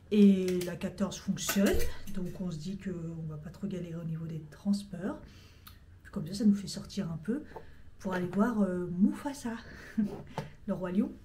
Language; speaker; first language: French; native; French